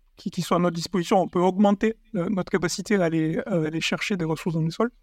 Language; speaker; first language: French; native; French